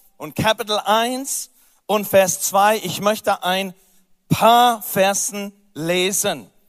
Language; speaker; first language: German; non-native, fluent; English